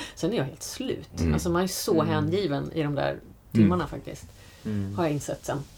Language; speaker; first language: Swedish; early bilingual, other home language; English